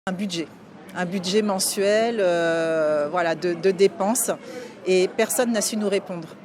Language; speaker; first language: French; native; French